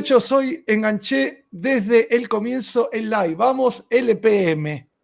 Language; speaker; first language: Spanish; native; Spanish